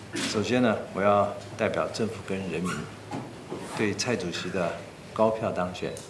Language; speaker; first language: Chinese; native; Chinese